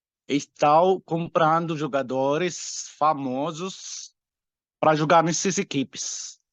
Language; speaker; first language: Portuguese; non-native, fluent; Arabic